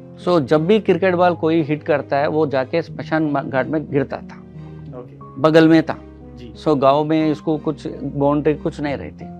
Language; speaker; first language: Hindi; non-native, local second language; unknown